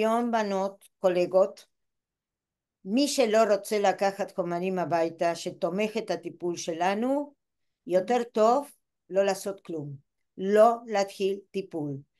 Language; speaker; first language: Hebrew; non-native, fluent; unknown